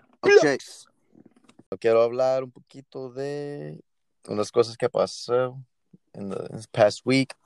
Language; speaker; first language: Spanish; early bilingual, heritage; Spanish